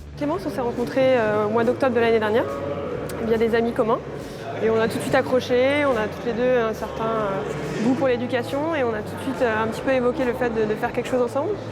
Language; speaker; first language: French; native; French